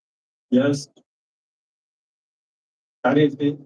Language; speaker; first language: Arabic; native; Arabic